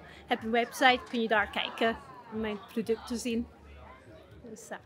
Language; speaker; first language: Dutch; non-native, fluent; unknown